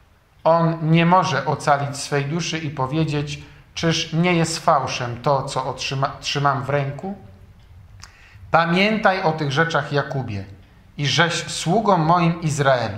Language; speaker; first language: Polish; native; Polish